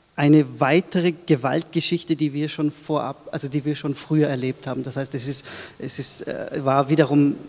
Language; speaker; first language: German; early bilingual, other home language; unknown